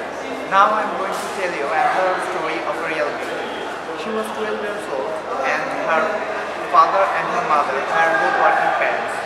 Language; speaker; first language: English; non-native, local second language; Bangla